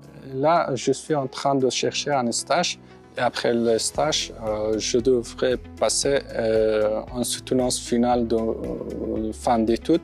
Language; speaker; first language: French; non-native, fluent; Pashto